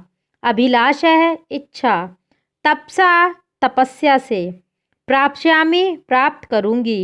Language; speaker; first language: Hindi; native; Hindi